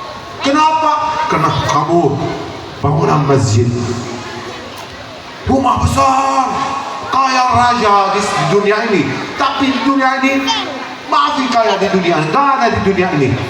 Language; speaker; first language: Indonesian; non-native, learner; Arabic